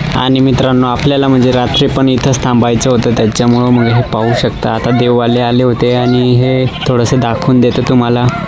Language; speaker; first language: Marathi; non-native, local second language; Kukna